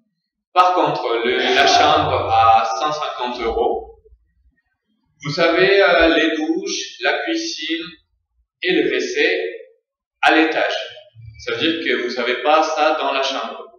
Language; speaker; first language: French; non-native, fluent; Spanish